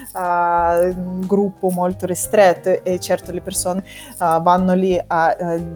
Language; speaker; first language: Italian; non-native, fluent; Russian